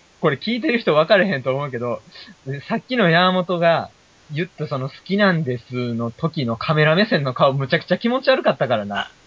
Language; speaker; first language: Japanese; native; Japanese